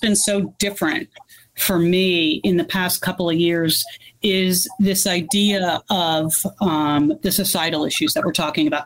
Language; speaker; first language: English; native; English